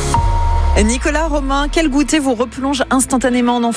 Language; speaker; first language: French; native; French